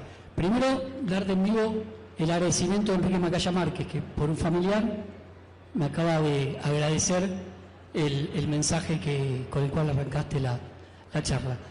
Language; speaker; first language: Spanish; native; Spanish